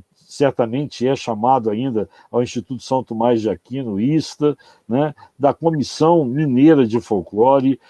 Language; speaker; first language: Portuguese; native; Portuguese